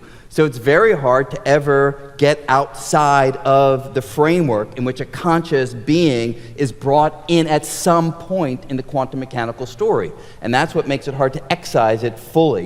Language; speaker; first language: English; native; English